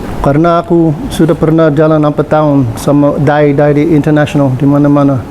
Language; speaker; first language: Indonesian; non-native, learner; English